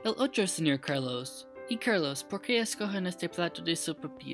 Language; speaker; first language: Spanish; non-native, learner; English